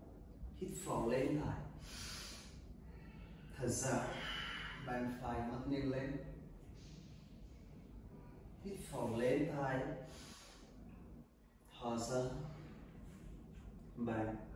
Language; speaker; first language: Vietnamese; non-native, learner; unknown